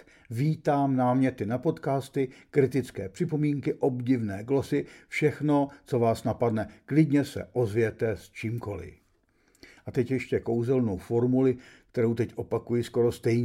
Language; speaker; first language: Czech; native; Czech